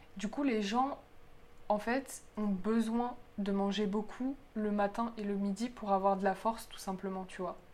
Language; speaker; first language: French; early bilingual, other home language; Polish